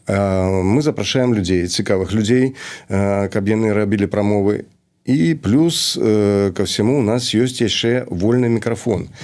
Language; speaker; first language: Belarusian; native; Belarusian